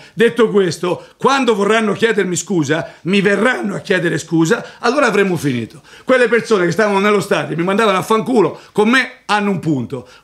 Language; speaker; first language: Italian; native; Italian